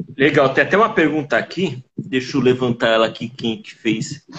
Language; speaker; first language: Portuguese; native; Portuguese